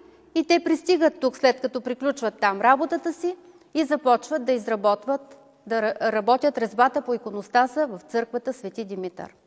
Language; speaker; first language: Bulgarian; native; Bulgarian